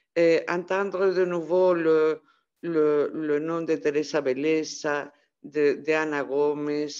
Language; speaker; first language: French; non-native, fluent; Spanish